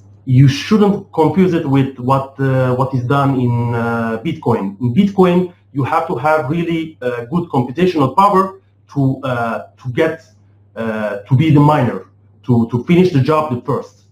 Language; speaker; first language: English; non-native, fluent; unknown